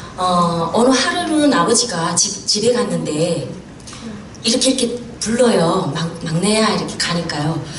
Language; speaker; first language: Korean; native; Korean